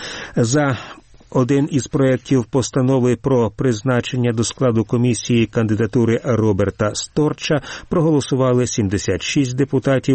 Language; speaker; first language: Ukrainian; native; Ukrainian